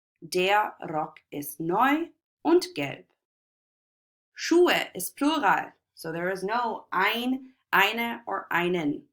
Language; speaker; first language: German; non-native, fluent; English